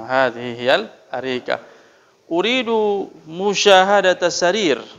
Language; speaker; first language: Arabic; non-native, fluent; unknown